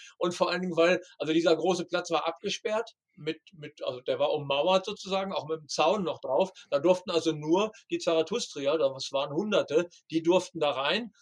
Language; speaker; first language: German; native; German